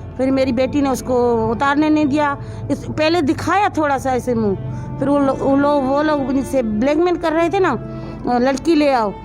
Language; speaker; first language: Urdu; non-native, local second language; Sindhi